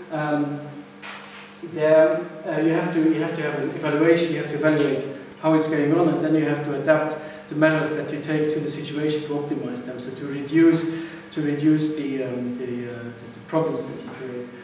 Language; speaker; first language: English; non-native, fluent; Luxembourgish